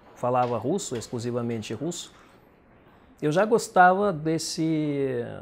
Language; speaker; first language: Portuguese; non-native, fluent; Russian